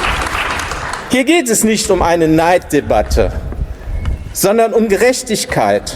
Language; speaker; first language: German; native; German